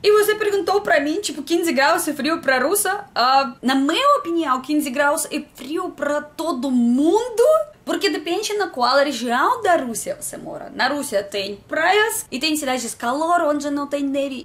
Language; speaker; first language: Portuguese; non-native, learner; Russian